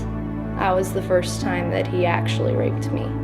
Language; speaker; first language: English; native; English